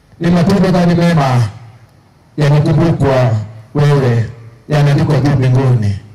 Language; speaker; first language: Swahili; non-native, local second language; Gusii